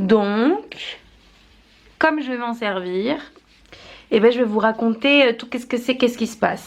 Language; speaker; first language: French; native; French